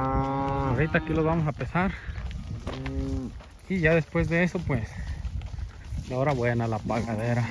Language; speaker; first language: Spanish; native; Spanish